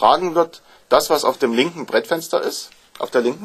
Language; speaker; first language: German; native; German